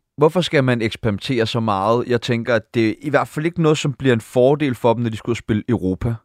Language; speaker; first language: Danish; native; Danish